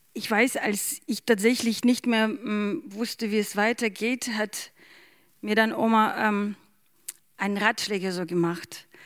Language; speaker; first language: German; non-native, fluent; Ukrainian